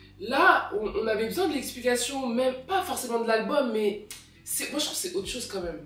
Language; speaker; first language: French; native; French